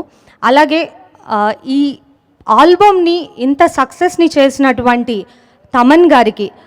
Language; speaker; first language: Telugu; native; Telugu